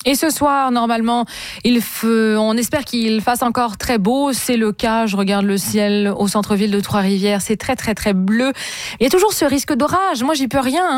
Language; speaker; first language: French; native; French